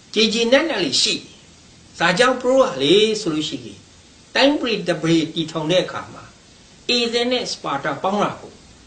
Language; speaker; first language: Burmese; native; Burmese